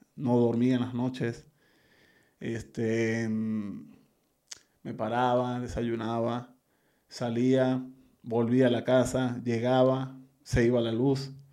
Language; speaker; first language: Spanish; native; Spanish